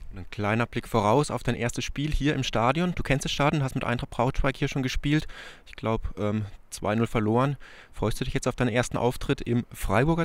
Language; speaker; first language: German; native; German